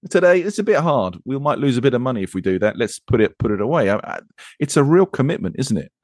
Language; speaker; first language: English; native; English